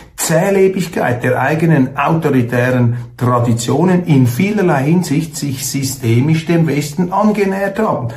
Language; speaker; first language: German; native; German